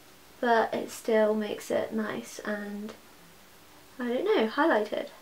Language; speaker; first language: English; native; English